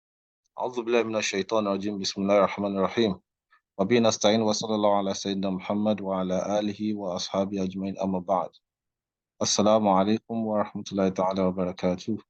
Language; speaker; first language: Arabic; non-native, fluent; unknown